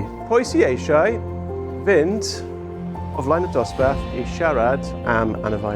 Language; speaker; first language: Welsh; non-native, learner; English